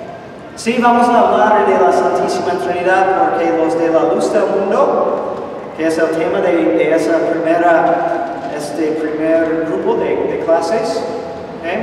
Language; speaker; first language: Spanish; non-native, fluent; English